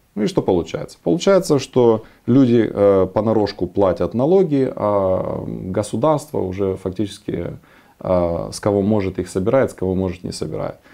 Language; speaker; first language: Russian; non-native, local second language; Romanian